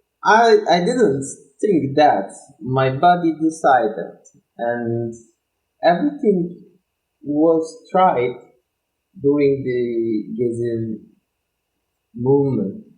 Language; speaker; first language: English; non-native, learner; Turkish